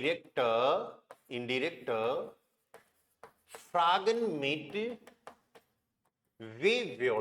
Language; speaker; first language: German; non-native, fluent; Hindi